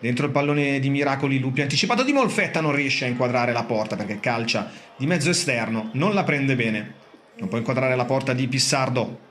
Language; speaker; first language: Italian; native; Italian